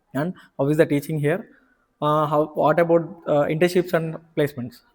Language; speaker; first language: English; non-native, local second language; Telugu